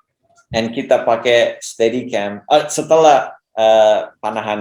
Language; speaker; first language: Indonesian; early bilingual, heritage; English